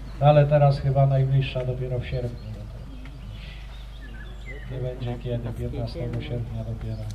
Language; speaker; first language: Polish; native; Polish